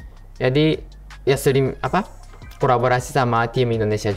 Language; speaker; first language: Indonesian; non-native, fluent; Japanese